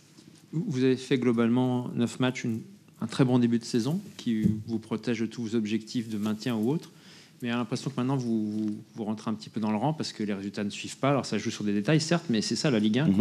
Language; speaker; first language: French; native; French